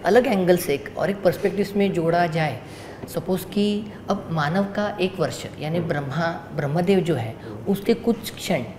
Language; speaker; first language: Hindi; non-native, local second language; Marathi